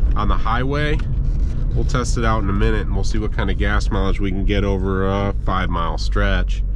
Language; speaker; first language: English; native; English